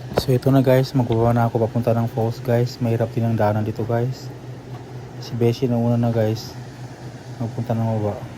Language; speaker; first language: Filipino; non-native, local second language; Cebuano